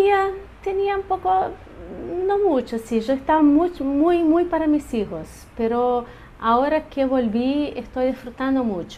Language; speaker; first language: Spanish; early bilingual, heritage; Portuguese